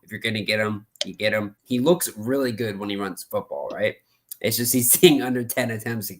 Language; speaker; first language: English; native; English